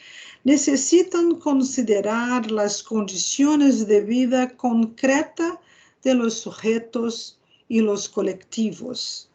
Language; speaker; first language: Spanish; non-native, fluent; Portuguese